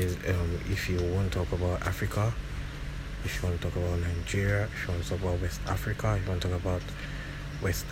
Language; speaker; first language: English; non-native, local second language; Yoruba